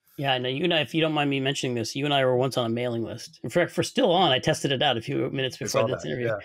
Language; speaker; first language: English; native; English